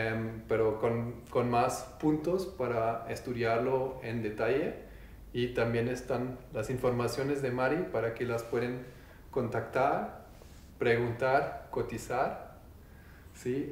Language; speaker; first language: Spanish; non-native, learner; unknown